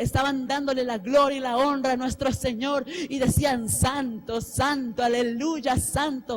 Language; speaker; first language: Spanish; native; Spanish